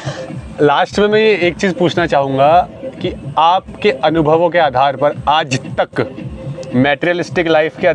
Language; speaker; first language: Hindi; native; Hindi